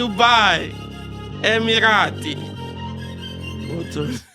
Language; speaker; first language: Russian; non-native, learner; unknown